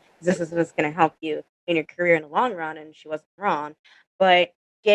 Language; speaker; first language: English; native; English